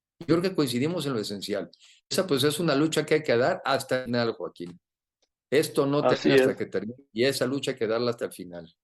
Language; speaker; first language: Spanish; native; Spanish